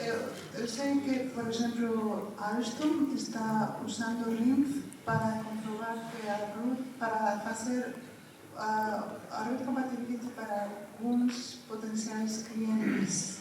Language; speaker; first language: Portuguese; non-native, fluent; Spanish